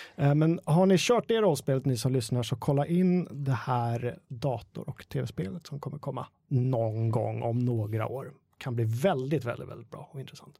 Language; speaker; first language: Swedish; native; Swedish